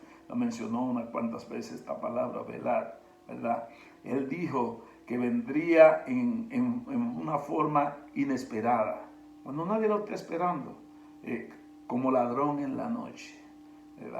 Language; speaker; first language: Spanish; native; Spanish